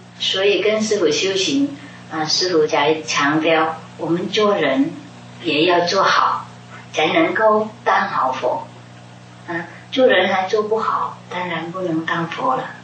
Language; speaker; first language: Chinese; non-native, fluent; Vietnamese